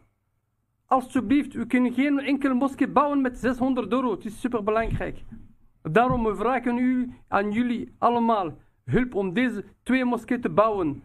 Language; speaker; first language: Dutch; non-native, local second language; Riffian